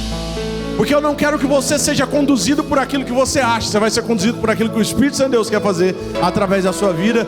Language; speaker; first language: Portuguese; native; Portuguese